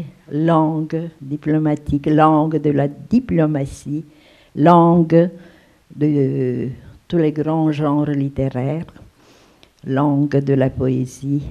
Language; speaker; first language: French; non-native, fluent; Romanian